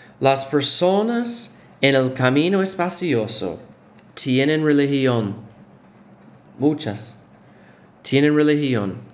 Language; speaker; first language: Spanish; non-native, fluent; English